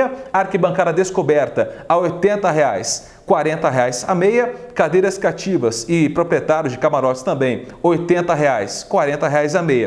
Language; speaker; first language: Portuguese; native; Portuguese